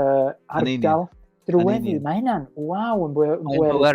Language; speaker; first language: Welsh; native; Welsh